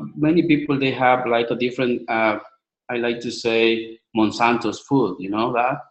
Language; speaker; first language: English; non-native, learner; Spanish